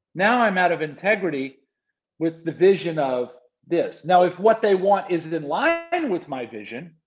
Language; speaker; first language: English; native; English